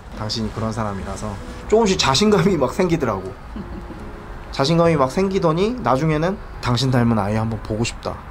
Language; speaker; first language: Korean; native; Korean